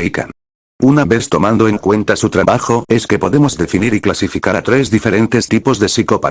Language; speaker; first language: Spanish; native; Spanish